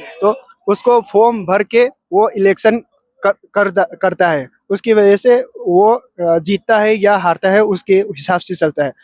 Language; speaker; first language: Hindi; non-native, local second language; Manipuri